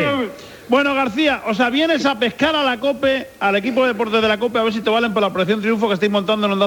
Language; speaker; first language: Spanish; native; Spanish